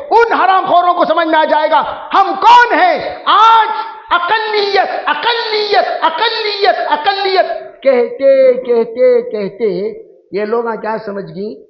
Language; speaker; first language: Urdu; native; Urdu